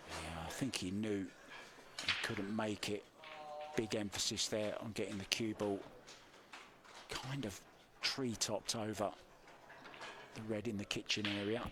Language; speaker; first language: English; native; English